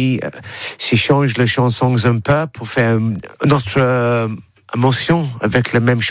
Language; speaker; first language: French; non-native, learner; English